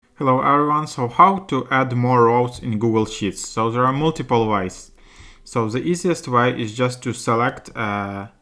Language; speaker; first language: English; non-native, fluent; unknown